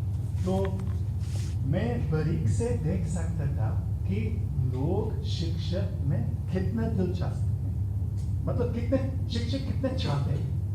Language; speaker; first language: Hindi; non-native, fluent; English